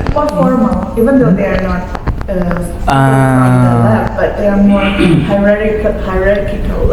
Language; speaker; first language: English; non-native, fluent; Indonesian